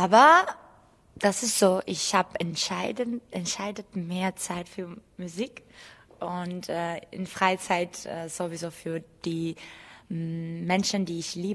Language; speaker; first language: German; non-native, fluent; Georgian